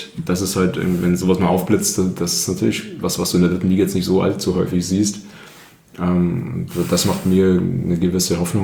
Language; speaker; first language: German; native; German